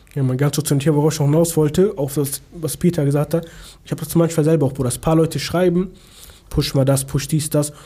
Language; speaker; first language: German; early bilingual, other home language; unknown